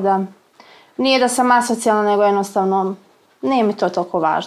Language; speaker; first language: Serbian; native; Serbian